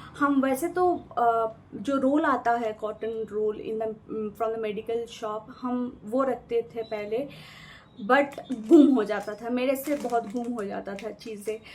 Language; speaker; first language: Hindi; non-native, local second language; Bangla